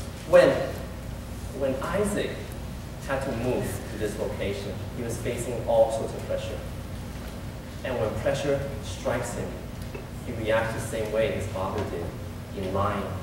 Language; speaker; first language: English; early bilingual, other home language; Chinese